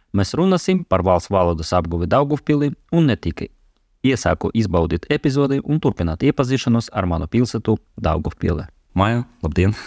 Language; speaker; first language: Latvian; non-native, local second language; Russian